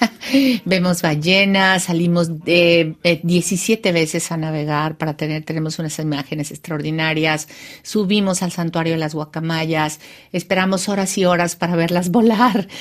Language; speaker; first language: Spanish; native; Spanish